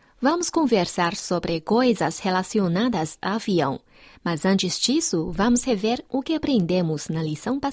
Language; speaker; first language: Portuguese; non-native, fluent; Chinese